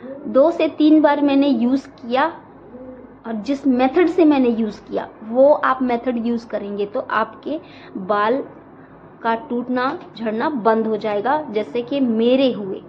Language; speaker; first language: Hindi; native; Hindi